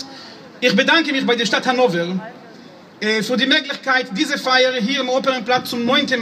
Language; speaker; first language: German; non-native, fluent; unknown